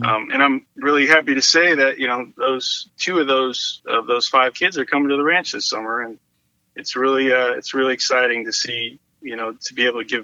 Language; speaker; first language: English; native; English